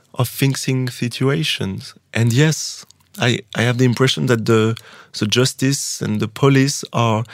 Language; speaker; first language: English; non-native, fluent; French